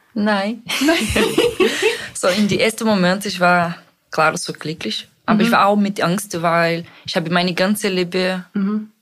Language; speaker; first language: German; non-native, fluent; Portuguese